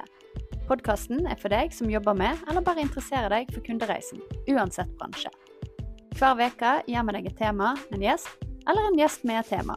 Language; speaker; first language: Norwegian; native; Norwegian